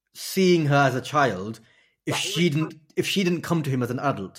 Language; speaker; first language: English; native; English